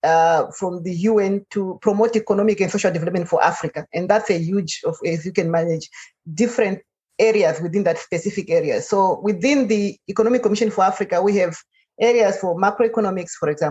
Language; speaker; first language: English; non-native, local second language; Shona